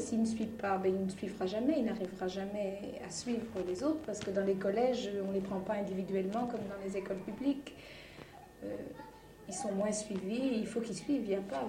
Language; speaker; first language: French; native; French